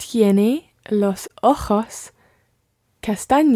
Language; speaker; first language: Spanish; non-native, learner; English